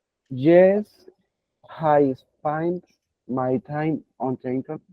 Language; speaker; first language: English; non-native, learner; Spanish